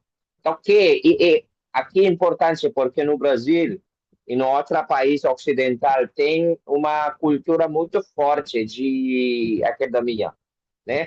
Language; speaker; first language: Portuguese; non-native, learner; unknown